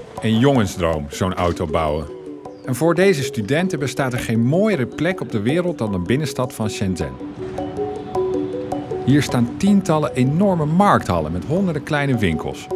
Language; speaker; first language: Dutch; native; Dutch